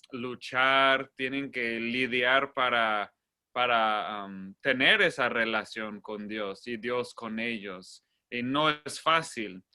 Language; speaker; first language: Spanish; non-native, fluent; English